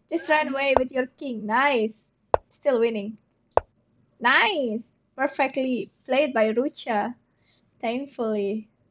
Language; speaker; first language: English; non-native, fluent; Indonesian